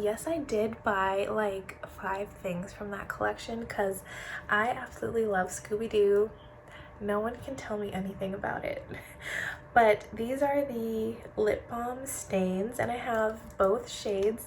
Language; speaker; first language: English; native; English